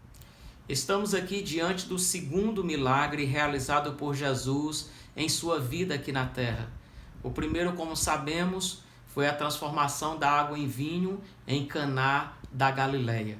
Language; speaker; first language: Portuguese; native; Portuguese